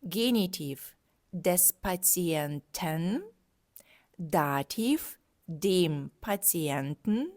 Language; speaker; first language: German; non-native, fluent; Ukrainian